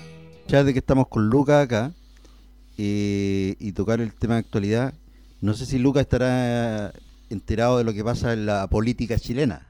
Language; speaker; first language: Spanish; native; Spanish